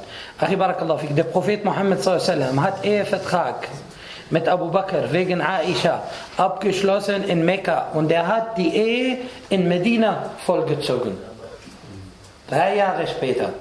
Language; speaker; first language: German; non-native, fluent; Arabic